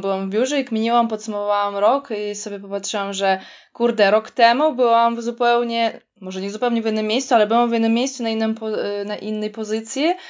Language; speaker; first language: Polish; non-native, fluent; Russian